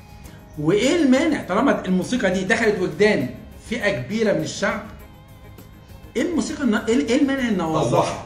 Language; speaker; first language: Arabic; native; Arabic